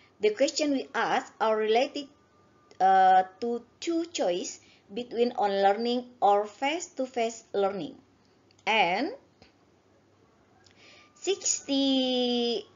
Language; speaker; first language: English; non-native, learner; Indonesian